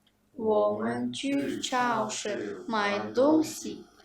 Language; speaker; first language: Chinese; non-native, learner; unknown